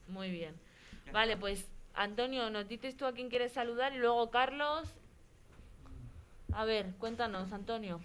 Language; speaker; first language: Spanish; native; Spanish